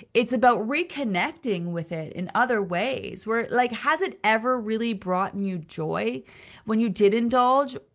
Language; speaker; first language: English; native; English